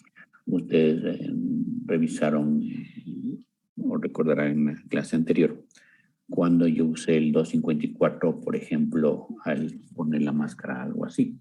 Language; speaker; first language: Spanish; native; Spanish